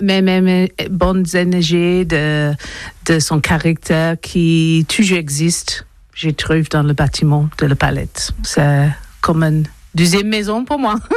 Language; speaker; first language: French; non-native, learner; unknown